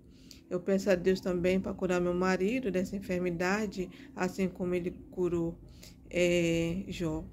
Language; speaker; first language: Portuguese; native; Portuguese